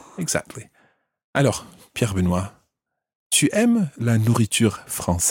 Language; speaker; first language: French; non-native, fluent; English